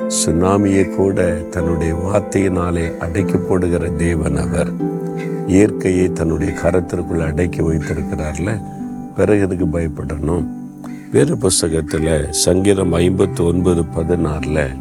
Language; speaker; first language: Tamil; native; Tamil